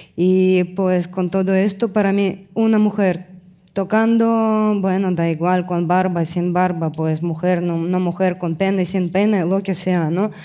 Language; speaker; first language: Spanish; non-native, fluent; Russian